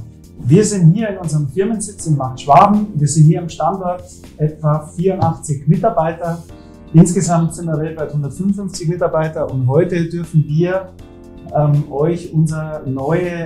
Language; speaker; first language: German; native; German